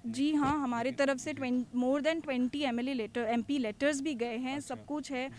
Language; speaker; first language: Hindi; native; Hindi